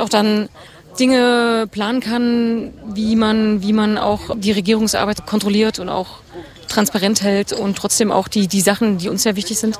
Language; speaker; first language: German; native; German